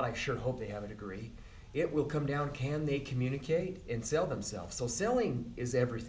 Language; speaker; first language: English; native; English